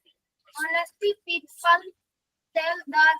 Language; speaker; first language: English; non-native, learner; Hindi